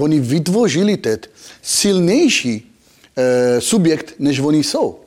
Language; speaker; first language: Czech; non-native, fluent; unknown